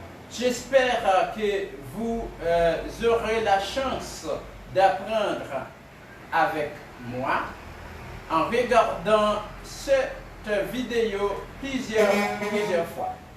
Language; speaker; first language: French; non-native, local second language; Haitian Creole